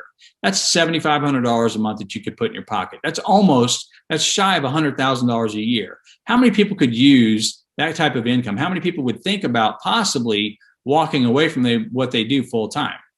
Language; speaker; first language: English; native; English